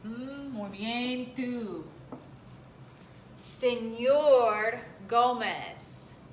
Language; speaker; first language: Spanish; non-native, fluent; English